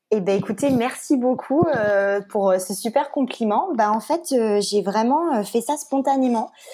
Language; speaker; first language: French; native; French